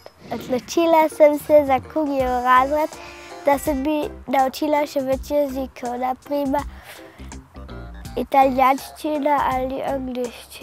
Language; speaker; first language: Slovenian; non-native, local second language; German